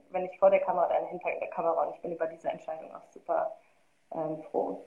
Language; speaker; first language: German; early bilingual, other home language; Arabic